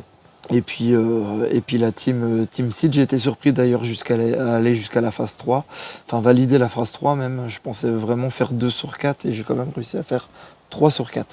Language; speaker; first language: French; native; French